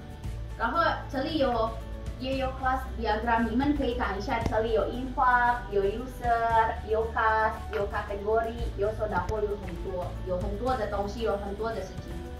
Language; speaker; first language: Chinese; non-native, learner; Indonesian